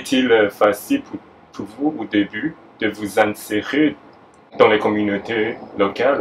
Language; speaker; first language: French; non-native, fluent; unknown